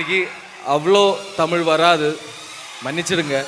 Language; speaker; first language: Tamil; non-native, learner; Malayalam